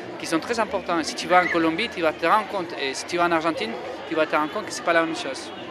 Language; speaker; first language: French; non-native, fluent; Spanish